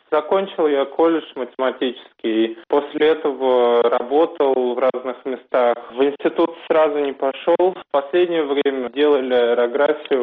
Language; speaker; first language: Russian; native; Russian